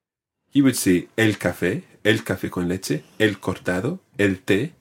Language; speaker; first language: Spanish; non-native, fluent; English